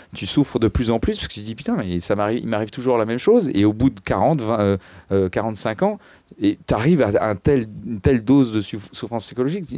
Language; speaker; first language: French; native; French